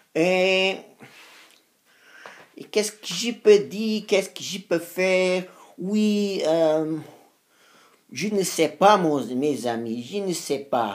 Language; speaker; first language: French; non-native, learner; Spanish